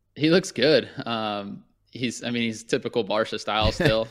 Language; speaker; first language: English; native; English